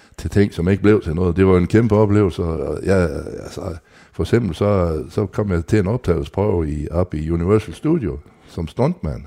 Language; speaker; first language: Danish; native; Danish